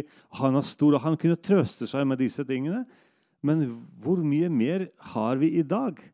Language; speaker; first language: Norwegian; non-native, fluent; Russian